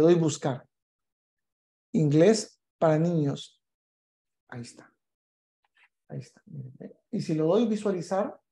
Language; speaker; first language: Spanish; native; Spanish